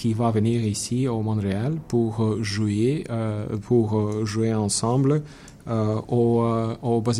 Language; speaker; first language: French; non-native, fluent; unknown